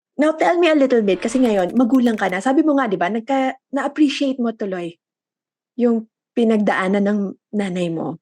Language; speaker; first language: Filipino; native; Filipino